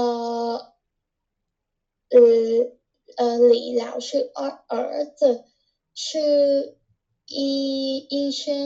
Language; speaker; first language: Chinese; non-native, learner; Vietnamese